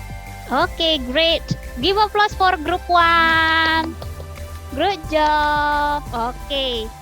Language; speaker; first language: English; non-native, fluent; Indonesian